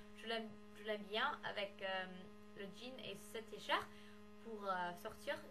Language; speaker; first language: French; non-native, learner; English